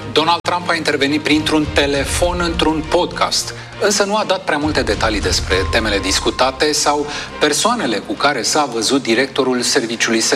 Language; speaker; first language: Romanian; native; Romanian